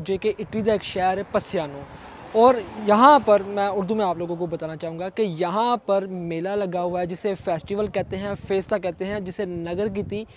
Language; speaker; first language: Urdu; non-native, local second language; Punjabi